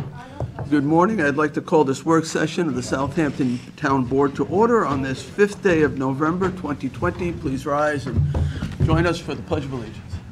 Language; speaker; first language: English; native; English